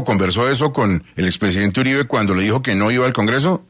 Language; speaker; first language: Spanish; native; Spanish